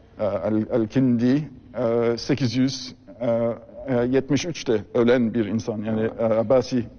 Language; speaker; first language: Turkish; non-native, fluent; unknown